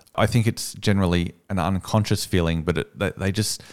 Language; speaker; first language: English; native; English